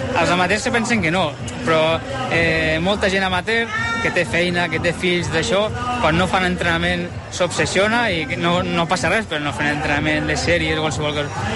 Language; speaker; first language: Catalan; native; Catalan